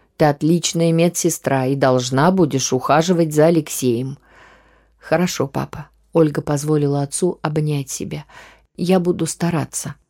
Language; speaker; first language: Russian; native; Russian